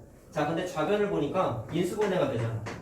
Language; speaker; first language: Korean; native; Korean